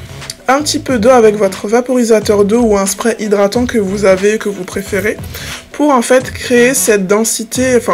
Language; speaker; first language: French; native; French